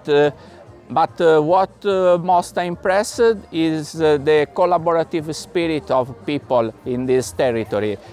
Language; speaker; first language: English; non-native, learner; Italian